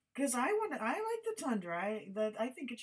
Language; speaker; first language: English; native; English